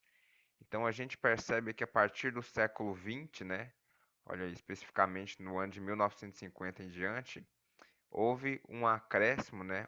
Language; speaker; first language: Portuguese; native; Portuguese